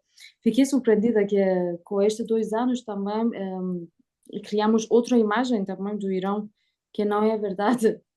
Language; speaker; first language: Portuguese; non-native, learner; Persian